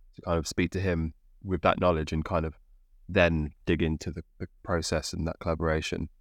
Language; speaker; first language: English; native; English